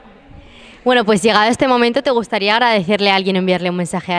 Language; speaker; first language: Spanish; native; Spanish